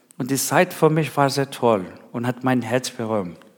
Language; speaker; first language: German; non-native, learner; Persian